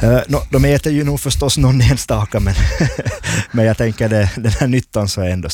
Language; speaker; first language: Swedish; native; Swedish